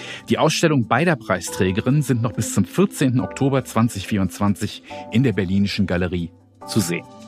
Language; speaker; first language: German; native; German